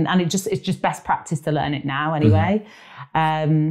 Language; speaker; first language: English; native; English